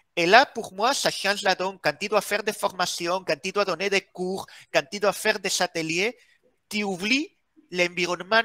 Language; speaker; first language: French; non-native, fluent; Spanish